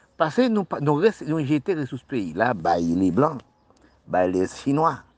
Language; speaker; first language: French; non-native, local second language; Haitian Creole